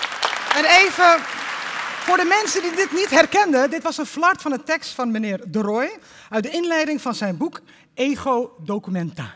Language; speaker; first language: Dutch; native; Dutch